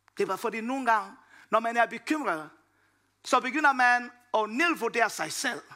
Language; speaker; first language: Danish; non-native, fluent; Lingala